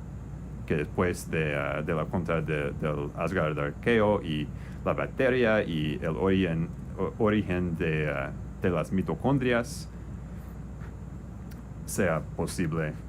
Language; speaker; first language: Spanish; non-native, learner; English